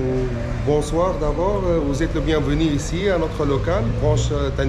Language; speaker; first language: French; non-native, local second language; Arabic